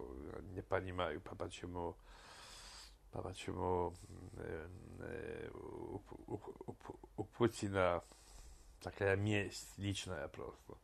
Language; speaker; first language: Russian; non-native, fluent; Polish